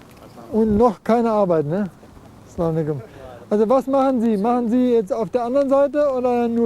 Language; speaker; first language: German; native; German